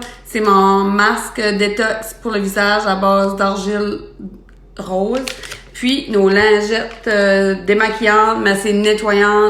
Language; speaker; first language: French; native; French